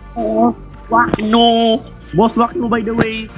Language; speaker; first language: Filipino; non-native, local second language; Cebuano